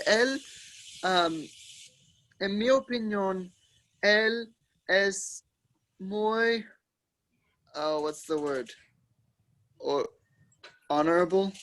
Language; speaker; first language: Spanish; non-native, learner; English